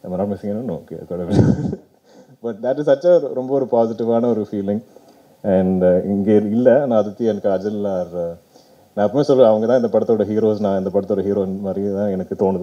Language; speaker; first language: Tamil; non-native, local second language; Malayalam